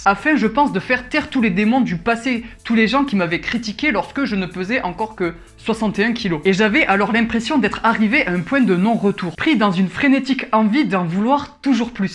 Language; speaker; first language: French; native; French